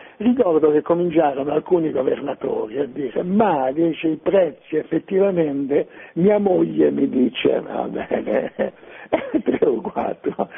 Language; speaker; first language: Italian; native; Italian